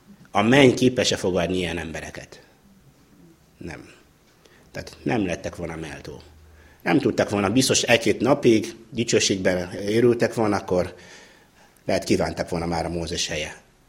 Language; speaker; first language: Hungarian; non-native, fluent; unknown